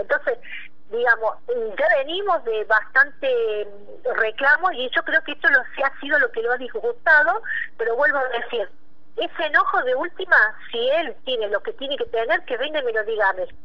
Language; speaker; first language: Spanish; native; Spanish